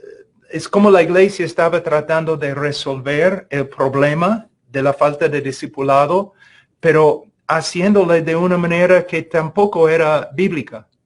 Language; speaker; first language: Spanish; non-native, fluent; English